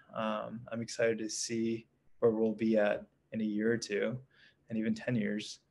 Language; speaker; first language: English; native; English